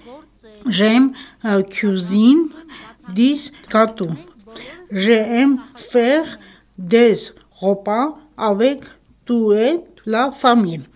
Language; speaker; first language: French; non-native, learner; Armenian